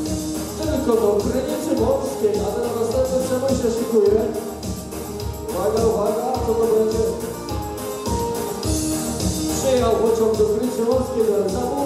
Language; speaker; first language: Polish; native; Polish